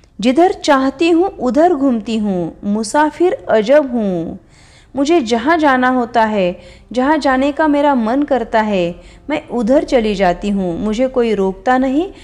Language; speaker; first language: Hindi; non-native, local second language; Marathi